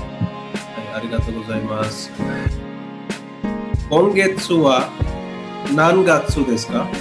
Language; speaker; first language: Japanese; non-native, learner; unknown